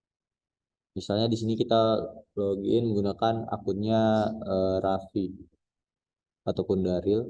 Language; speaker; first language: Indonesian; native; Indonesian